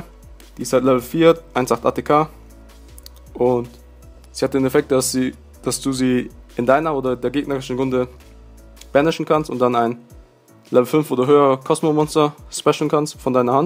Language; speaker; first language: German; native; German